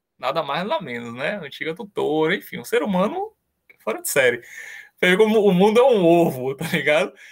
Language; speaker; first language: Portuguese; native; Portuguese